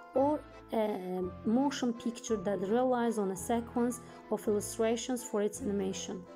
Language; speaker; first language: English; non-native, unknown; Azerbaijani